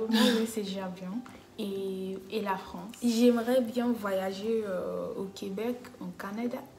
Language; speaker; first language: French; non-native, fluent; Yoruba